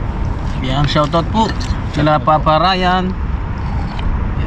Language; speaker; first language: Filipino; native; Filipino